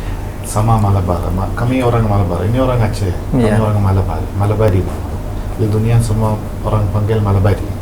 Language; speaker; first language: Indonesian; non-native, local second language; Malayalam